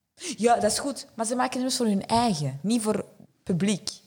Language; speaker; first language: Dutch; early bilingual, other home language; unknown